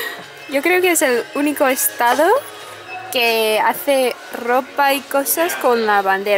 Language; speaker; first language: Spanish; non-native, fluent; English